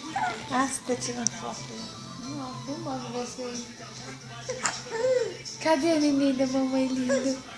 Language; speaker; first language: Portuguese; native; Portuguese